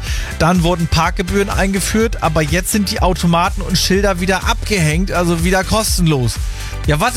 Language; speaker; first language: German; native; German